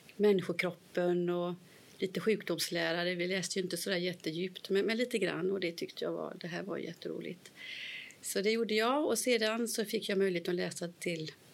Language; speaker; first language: Swedish; native; Swedish